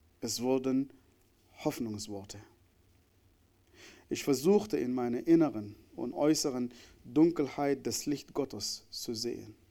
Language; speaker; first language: German; non-native, fluent; Arabic